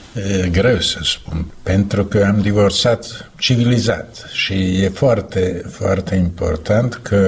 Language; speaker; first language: Romanian; non-native, fluent; Slovak